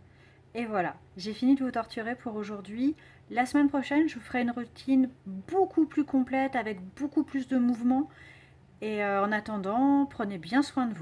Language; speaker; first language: French; native; French